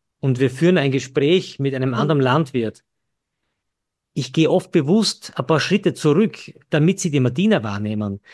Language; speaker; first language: German; native; German